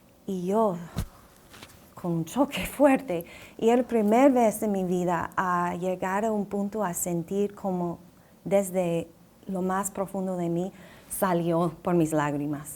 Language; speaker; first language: Spanish; non-native, fluent; English